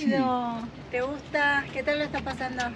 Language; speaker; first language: Spanish; native; Spanish